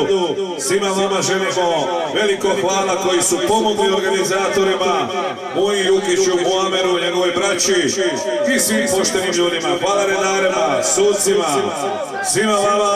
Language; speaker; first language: Serbian; native; Serbian